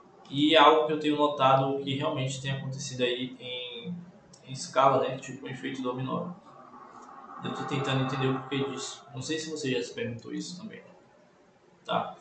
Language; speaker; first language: Portuguese; native; Portuguese